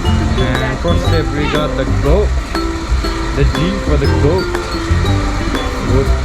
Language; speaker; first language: English; non-native, fluent; Nepali